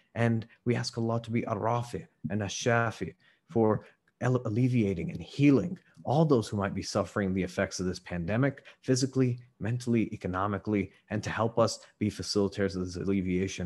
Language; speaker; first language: English; native; English